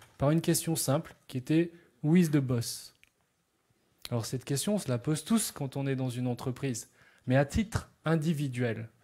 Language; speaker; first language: French; native; French